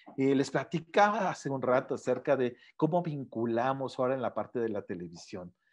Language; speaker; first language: Spanish; native; Spanish